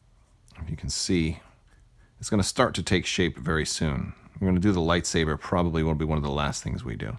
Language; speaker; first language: English; native; English